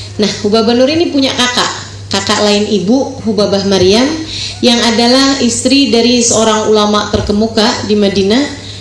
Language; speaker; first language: Indonesian; native; Indonesian